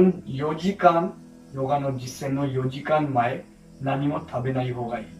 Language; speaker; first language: Japanese; non-native, fluent; Hindi